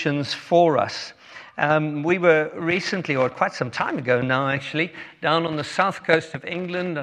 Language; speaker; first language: English; native; English